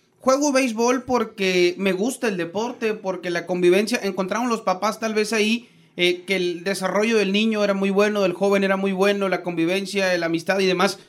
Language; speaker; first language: Spanish; native; Spanish